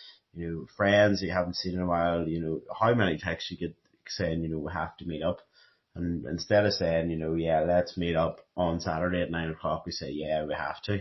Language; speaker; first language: English; native; English